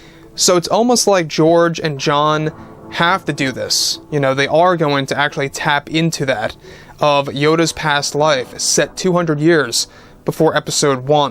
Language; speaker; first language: English; native; English